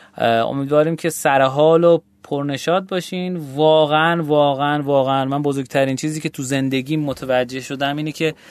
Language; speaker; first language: Persian; native; Persian